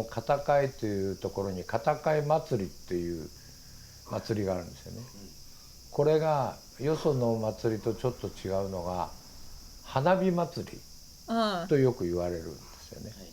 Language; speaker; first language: Japanese; native; Japanese